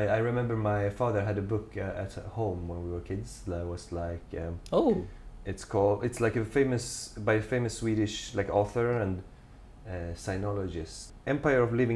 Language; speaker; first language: English; non-native, fluent; Swedish